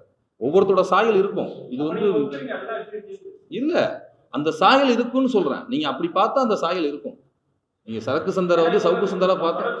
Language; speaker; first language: Tamil; native; Tamil